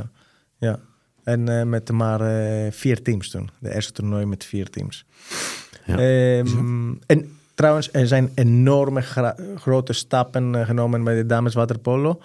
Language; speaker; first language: Dutch; non-native, fluent; Greek